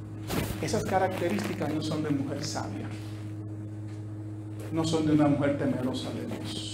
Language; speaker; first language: Spanish; native; Spanish